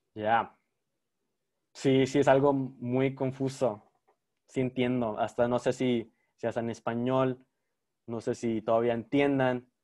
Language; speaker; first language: Spanish; early bilingual, heritage; Spanish